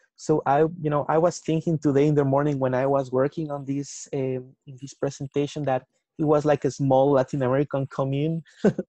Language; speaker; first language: English; non-native, fluent; Spanish